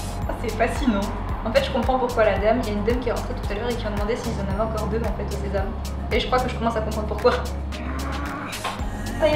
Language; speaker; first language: French; native; French